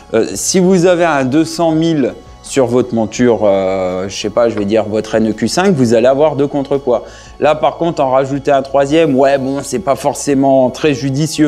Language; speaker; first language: French; native; French